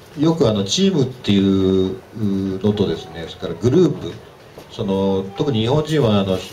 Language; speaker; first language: Japanese; native; Japanese